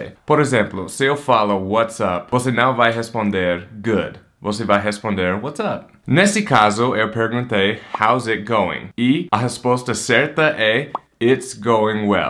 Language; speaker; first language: Portuguese; non-native, fluent; English